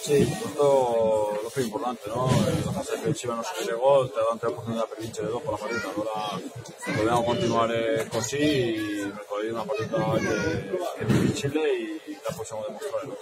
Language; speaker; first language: Italian; non-native, fluent; Spanish